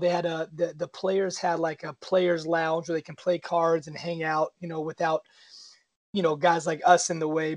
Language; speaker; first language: English; native; English